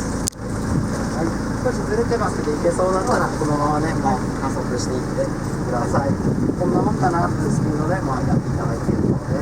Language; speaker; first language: Japanese; native; Japanese